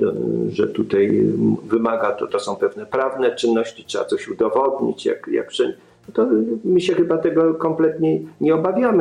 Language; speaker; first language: Polish; native; Polish